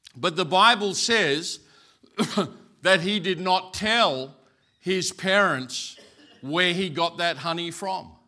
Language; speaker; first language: English; native; English